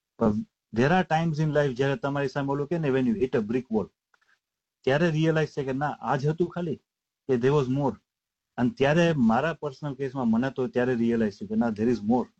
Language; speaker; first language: Gujarati; native; Gujarati